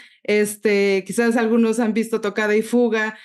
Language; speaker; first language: Spanish; native; Spanish